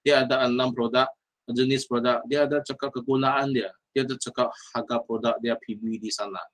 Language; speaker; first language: Malay; non-native, local second language; Chinese